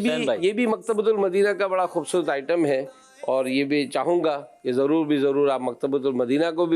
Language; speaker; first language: Urdu; native; Urdu